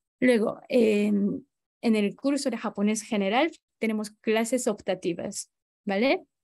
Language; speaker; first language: Spanish; non-native, fluent; Japanese